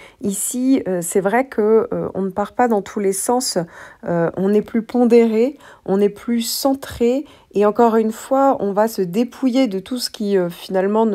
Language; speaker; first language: French; native; French